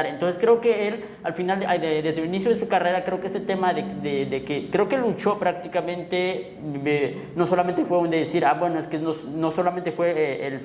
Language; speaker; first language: Spanish; native; Spanish